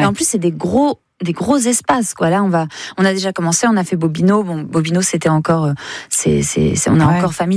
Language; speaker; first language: French; native; French